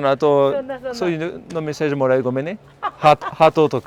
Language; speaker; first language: Japanese; non-native, fluent; French